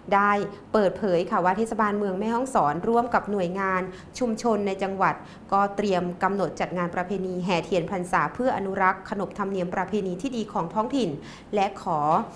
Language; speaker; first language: Thai; native; Thai